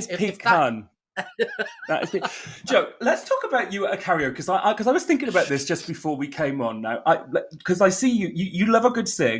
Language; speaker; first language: English; native; English